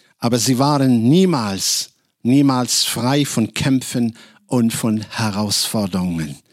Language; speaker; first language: German; non-native, fluent; Arabic